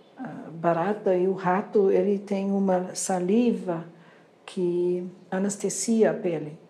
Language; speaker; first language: Portuguese; non-native, fluent; German